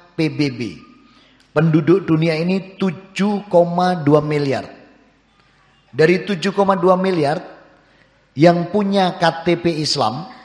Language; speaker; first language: Indonesian; native; Indonesian